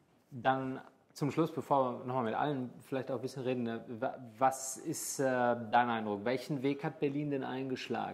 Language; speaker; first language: German; native; German